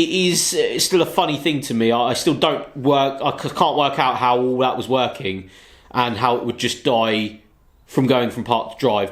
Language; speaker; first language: English; native; English